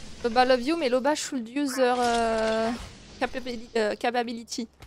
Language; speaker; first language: English; non-native, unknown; French